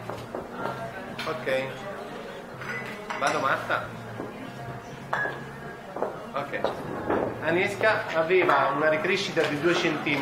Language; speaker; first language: Italian; native; Italian